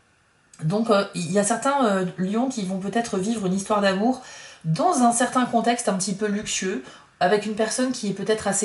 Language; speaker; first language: French; native; French